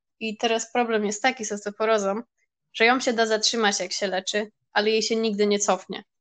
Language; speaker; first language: Polish; early bilingual, heritage; Polish